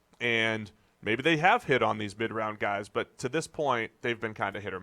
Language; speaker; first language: English; native; English